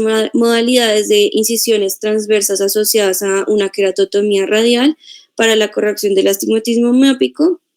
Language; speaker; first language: Spanish; native; Spanish